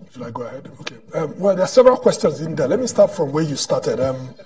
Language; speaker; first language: English; non-native, local second language; Igbo